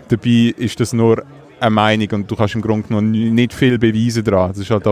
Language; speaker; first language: German; native; German